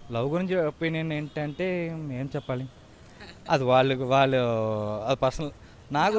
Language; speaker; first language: Telugu; early bilingual, heritage; Tamil